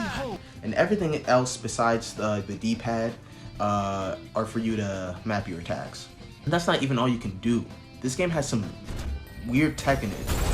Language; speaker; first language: English; native; English